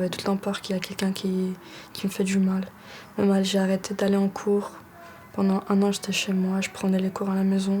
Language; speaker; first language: French; early bilingual, other home language; Georgian